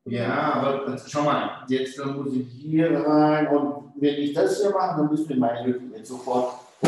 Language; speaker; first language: German; non-native, fluent; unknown